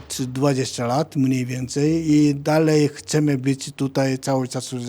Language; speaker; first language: Polish; non-native, learner; Korean